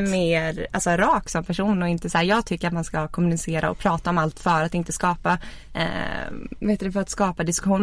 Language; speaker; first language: Swedish; native; Swedish